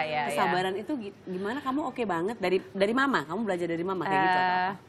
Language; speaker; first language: Indonesian; native; Indonesian